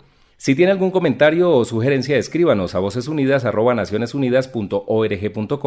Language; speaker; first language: Spanish; native; Spanish